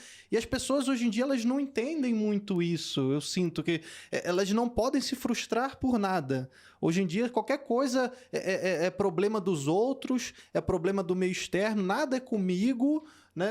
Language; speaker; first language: Portuguese; native; Portuguese